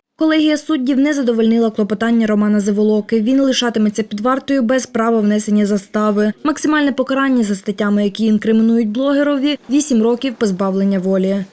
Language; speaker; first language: Ukrainian; native; Ukrainian